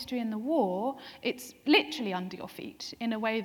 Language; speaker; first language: English; native; English